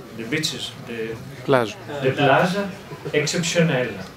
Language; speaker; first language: French; non-native, fluent; Greek